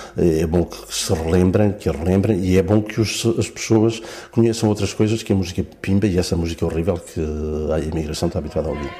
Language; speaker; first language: Portuguese; native; Portuguese